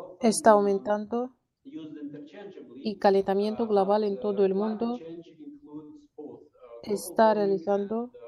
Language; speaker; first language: Spanish; non-native, learner; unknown